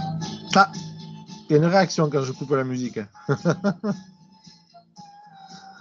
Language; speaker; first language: French; native; French